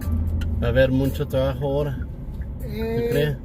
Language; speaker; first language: Spanish; early bilingual, heritage; English